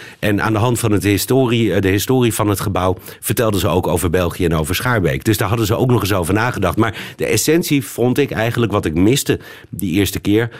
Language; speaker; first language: Dutch; native; Dutch